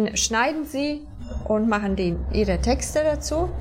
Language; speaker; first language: German; non-native, fluent; Polish